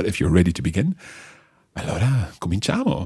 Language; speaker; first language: Italian; non-native, learner; English